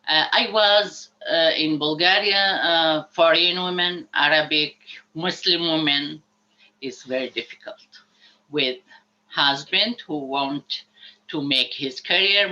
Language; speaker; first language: English; non-native, learner; Arabic